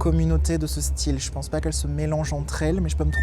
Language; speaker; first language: French; native; French